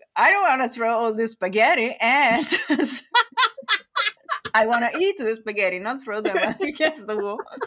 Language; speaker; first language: English; non-native, fluent; Italian